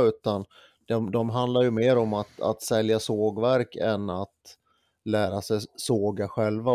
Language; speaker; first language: Swedish; native; Swedish